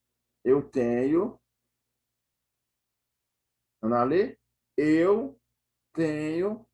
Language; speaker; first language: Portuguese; non-native, fluent; Haitian Creole